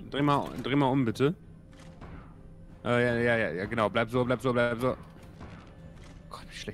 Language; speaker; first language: German; native; German